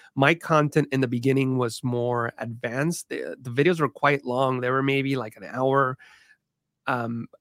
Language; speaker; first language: English; early bilingual, other home language; Spanish